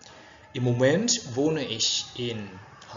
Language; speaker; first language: German; non-native, fluent; Vietnamese